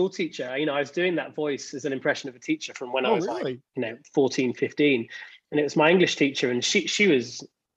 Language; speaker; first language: English; native; English